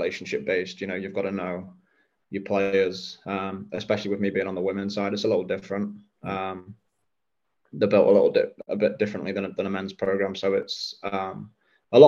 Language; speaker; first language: English; native; English